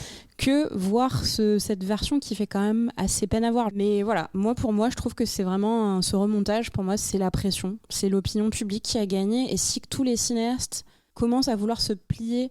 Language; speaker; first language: French; native; French